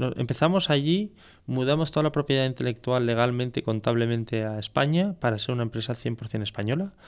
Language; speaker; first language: Spanish; non-native, fluent; French